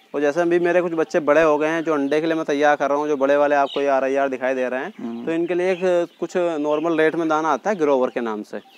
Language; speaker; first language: Hindi; native; Hindi